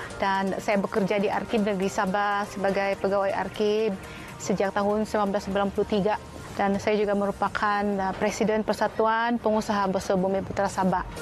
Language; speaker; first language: Malay; non-native, local second language; Central Dusun